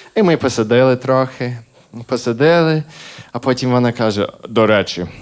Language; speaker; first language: Ukrainian; non-native, fluent; English